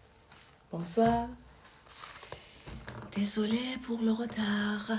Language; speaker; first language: French; non-native, fluent; Persian